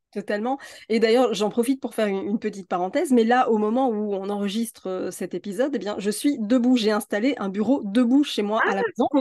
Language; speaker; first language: French; native; French